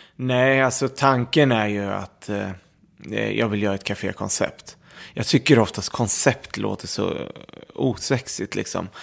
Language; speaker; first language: Swedish; early bilingual, other home language; Arabic